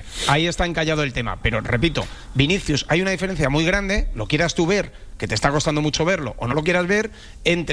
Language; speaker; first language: Spanish; native; Spanish